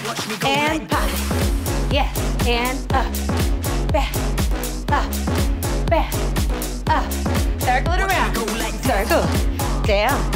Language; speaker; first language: English; native; English